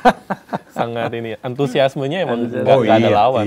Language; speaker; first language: Indonesian; native; Indonesian